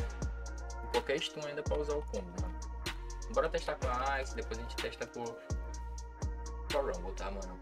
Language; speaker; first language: Portuguese; native; Portuguese